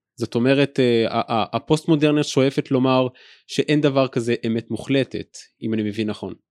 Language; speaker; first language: Hebrew; native; Hebrew